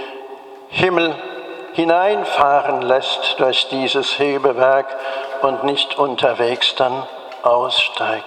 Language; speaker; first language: German; native; German